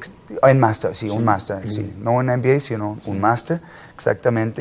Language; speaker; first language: Spanish; non-native, fluent; German